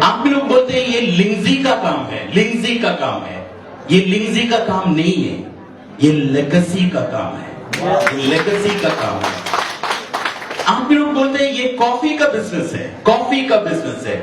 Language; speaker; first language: Hindi; non-native, learner; Nepali